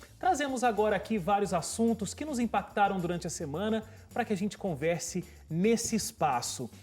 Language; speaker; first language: Portuguese; native; Portuguese